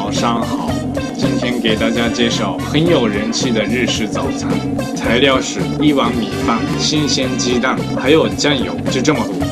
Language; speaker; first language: Chinese; non-native, fluent; Japanese